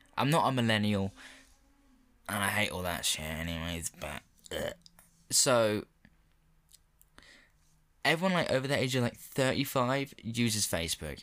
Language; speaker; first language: English; native; English